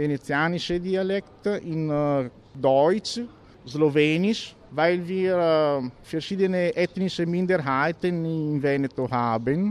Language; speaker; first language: German; non-native, learner; Italian